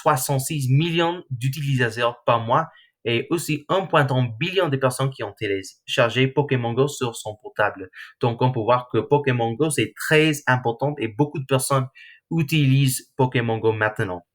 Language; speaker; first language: French; non-native, learner; English